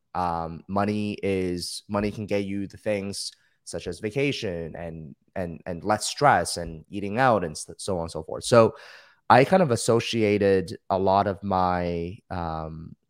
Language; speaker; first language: English; early bilingual, other home language; Chinese